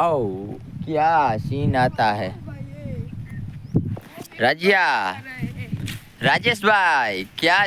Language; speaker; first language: Hindi; non-native, local second language; Gujarati